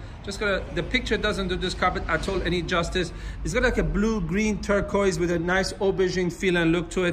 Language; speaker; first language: English; non-native, fluent; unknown